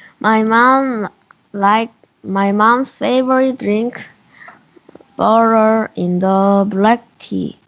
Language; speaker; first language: English; non-native, learner; Korean